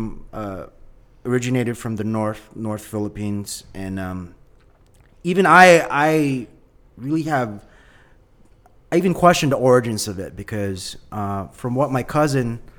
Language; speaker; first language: English; non-native, local second language; Filipino